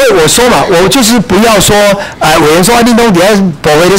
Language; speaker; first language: Chinese; native; Chinese